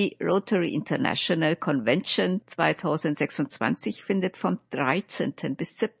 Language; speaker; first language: German; native; German